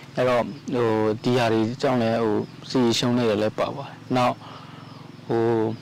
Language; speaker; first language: Burmese; non-native, local second language; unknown